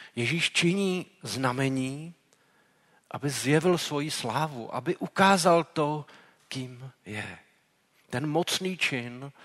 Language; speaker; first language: Czech; native; Czech